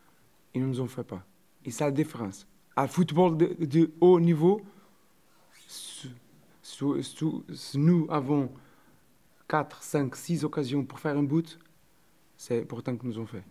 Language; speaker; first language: French; non-native, learner; Portuguese